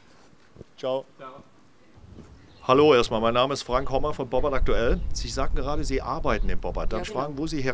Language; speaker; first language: German; native; German